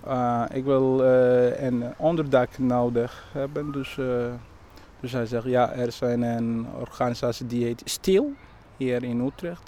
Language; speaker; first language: Dutch; non-native, learner; Somali